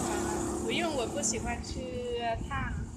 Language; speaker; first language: Chinese; non-native, learner; Vietnamese